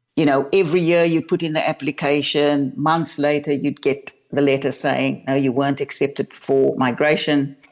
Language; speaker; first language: English; native; English